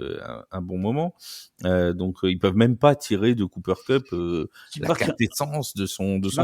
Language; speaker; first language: French; native; French